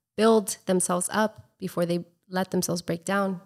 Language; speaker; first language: English; native; English